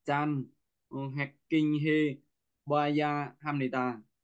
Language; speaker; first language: Korean; non-native, learner; Vietnamese